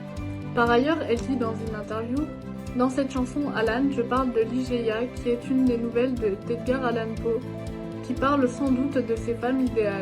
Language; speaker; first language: French; native; French